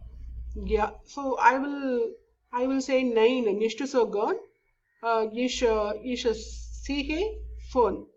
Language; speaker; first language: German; non-native, learner; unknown